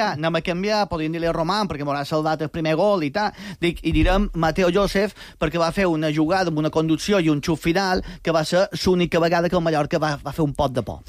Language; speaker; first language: Catalan; native; Catalan